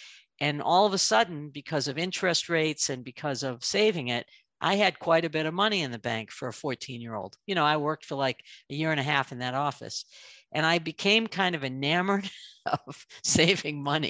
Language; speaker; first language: English; native; English